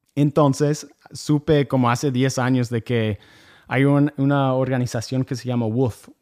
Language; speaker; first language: Spanish; non-native, fluent; English